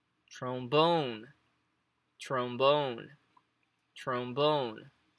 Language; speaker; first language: English; non-native, fluent; Portuguese